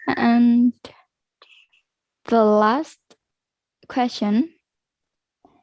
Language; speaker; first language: English; non-native, learner; Indonesian